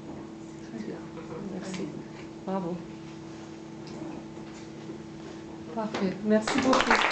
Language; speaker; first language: French; non-native, fluent; Persian